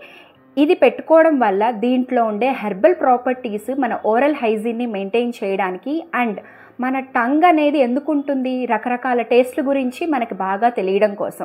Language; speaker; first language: Telugu; native; Telugu